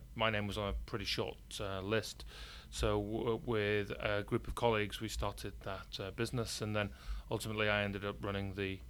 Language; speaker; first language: English; native; English